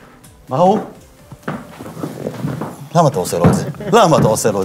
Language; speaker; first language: Hebrew; native; Hebrew